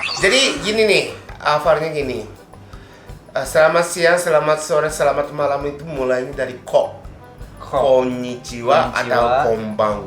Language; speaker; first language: Indonesian; non-native, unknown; Japanese